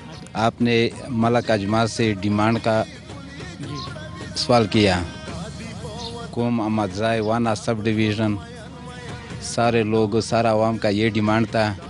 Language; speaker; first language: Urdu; non-native, local second language; Pashto